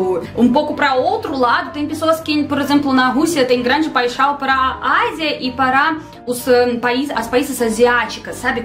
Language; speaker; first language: Portuguese; non-native, learner; Russian